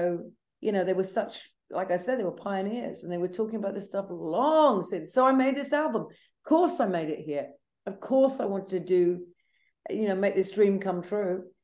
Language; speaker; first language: English; native; English